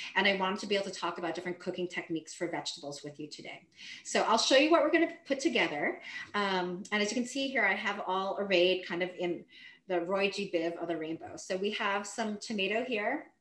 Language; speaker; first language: English; native; English